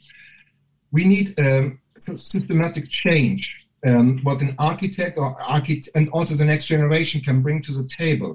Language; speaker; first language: English; non-native, fluent; German